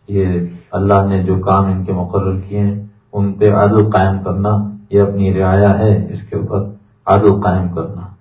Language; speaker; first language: Urdu; native; Urdu